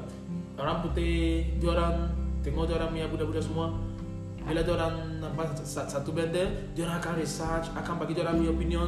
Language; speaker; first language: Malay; non-native, learner; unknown